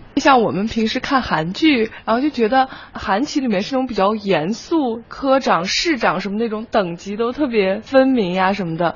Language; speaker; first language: Chinese; native; Chinese